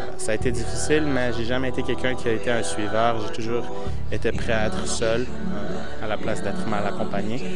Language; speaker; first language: French; early bilingual, other home language; Portuguese